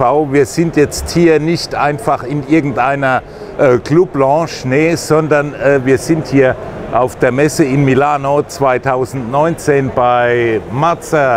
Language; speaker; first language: German; native; German